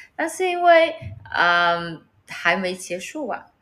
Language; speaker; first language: Chinese; non-native, learner; Vietnamese